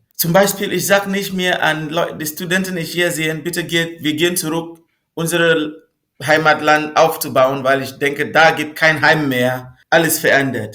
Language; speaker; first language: German; non-native, fluent; Northern Sotho